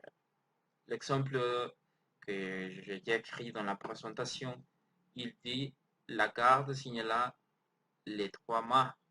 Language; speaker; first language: French; non-native, learner; Spanish